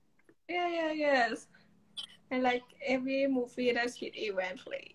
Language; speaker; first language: English; non-native, learner; Thai